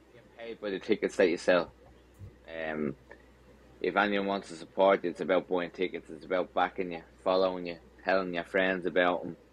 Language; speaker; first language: English; native; English